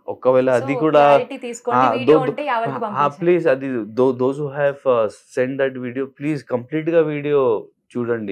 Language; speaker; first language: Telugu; non-native, learner; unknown